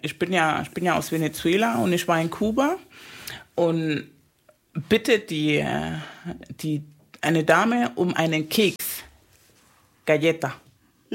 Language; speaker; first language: German; non-native, fluent; Spanish